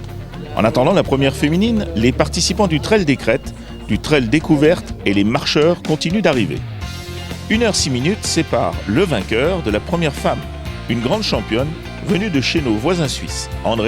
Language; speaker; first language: French; native; French